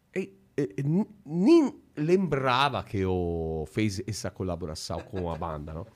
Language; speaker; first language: Portuguese; non-native, fluent; Italian